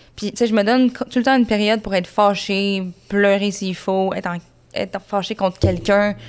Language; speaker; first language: French; native; French